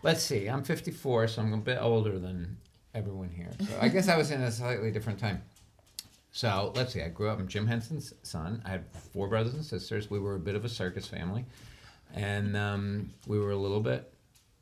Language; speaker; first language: English; native; English